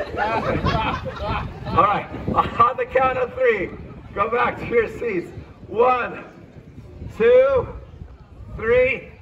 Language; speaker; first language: English; native; English